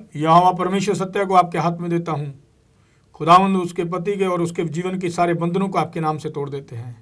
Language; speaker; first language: Hindi; non-native, local second language; Punjabi